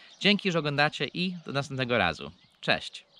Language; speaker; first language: Polish; non-native, fluent; English